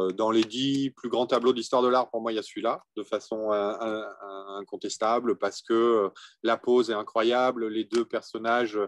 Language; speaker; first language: French; native; French